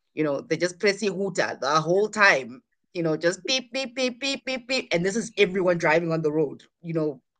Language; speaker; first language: English; non-native, local second language; Zulu